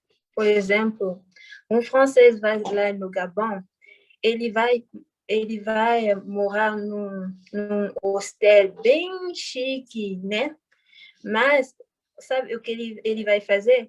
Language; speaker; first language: Portuguese; non-native, fluent; French